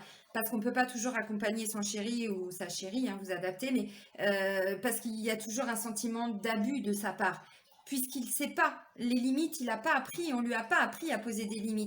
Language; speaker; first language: French; native; French